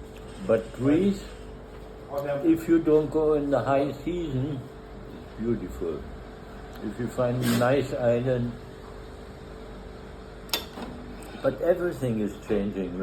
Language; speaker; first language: English; non-native, fluent; German